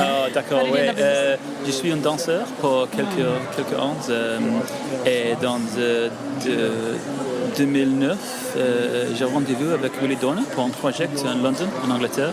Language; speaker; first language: French; non-native, learner; English